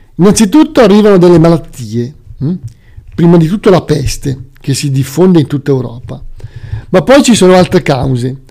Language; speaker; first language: Italian; native; Italian